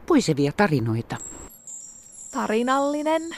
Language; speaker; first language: Finnish; native; Finnish